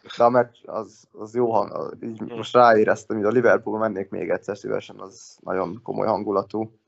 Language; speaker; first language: Hungarian; native; Hungarian